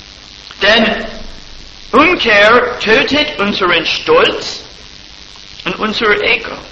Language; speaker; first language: German; non-native, fluent; English